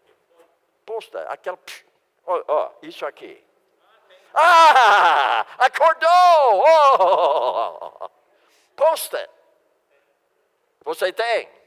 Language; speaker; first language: Portuguese; non-native, fluent; English